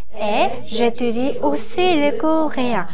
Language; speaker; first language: French; non-native, learner; Korean